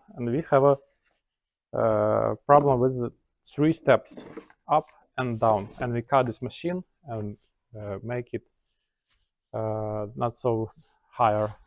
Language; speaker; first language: English; non-native, learner; Ukrainian